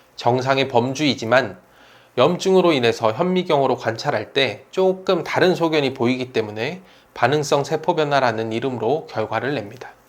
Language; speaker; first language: Korean; native; Korean